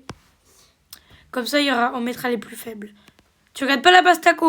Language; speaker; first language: French; native; French